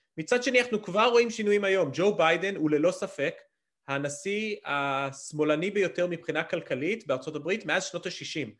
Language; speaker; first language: Hebrew; early bilingual, other home language; English